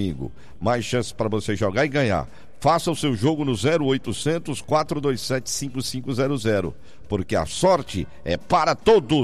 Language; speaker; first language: Portuguese; native; Portuguese